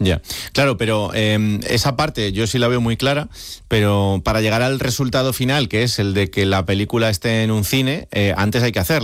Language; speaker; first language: Spanish; native; Spanish